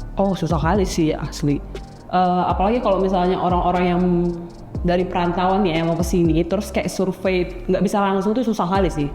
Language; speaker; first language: Indonesian; native; Indonesian